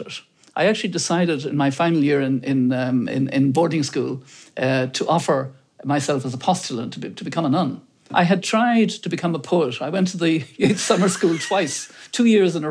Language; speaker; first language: English; native; English